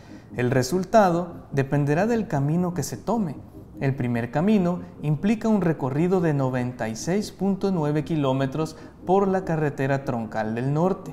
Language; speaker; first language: Spanish; native; Spanish